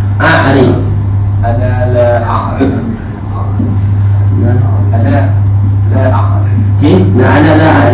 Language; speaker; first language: Arabic; non-native, fluent; Malay